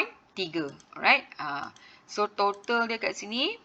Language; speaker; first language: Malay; native; Malay